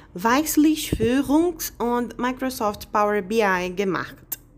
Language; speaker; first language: German; non-native, fluent; Portuguese